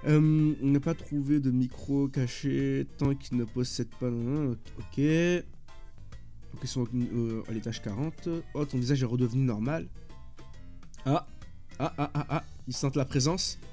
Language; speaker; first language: French; native; French